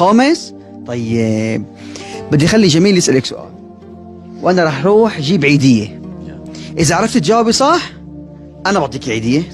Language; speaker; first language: Arabic; native; Arabic